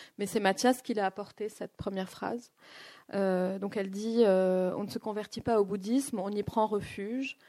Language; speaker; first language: French; non-native, local second language; Arabic